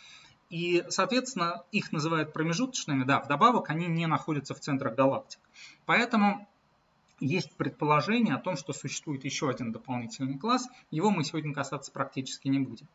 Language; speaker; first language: Russian; native; Russian